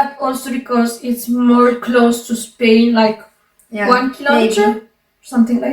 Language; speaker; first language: English; non-native, fluent; Arabic